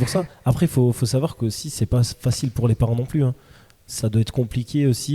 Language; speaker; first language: French; native; French